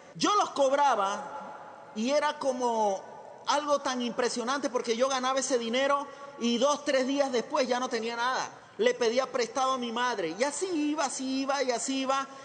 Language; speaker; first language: Spanish; native; Spanish